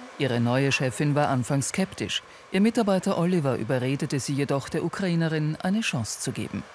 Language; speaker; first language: German; native; German